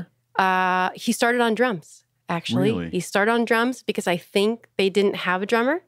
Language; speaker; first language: English; native; English